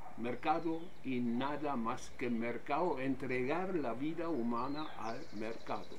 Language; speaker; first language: Spanish; non-native, fluent; German